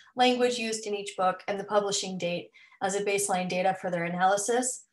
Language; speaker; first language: English; native; English